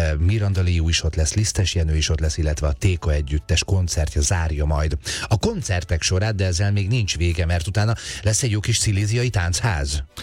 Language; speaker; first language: Hungarian; native; Hungarian